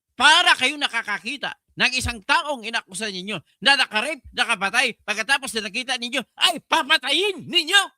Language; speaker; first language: Filipino; non-native, local second language; Cebuano